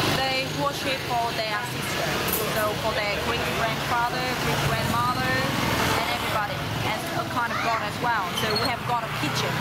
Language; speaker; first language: English; non-native, learner; Vietnamese